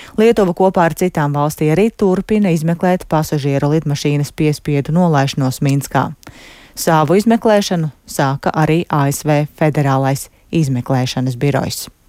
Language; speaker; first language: Latvian; native; Latvian